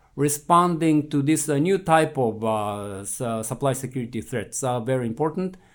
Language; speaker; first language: English; non-native, fluent; Japanese